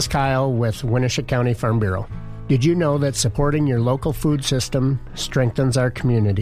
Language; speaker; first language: English; native; English